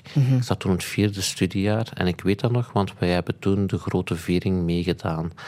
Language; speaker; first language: Dutch; early bilingual, other home language; Turkish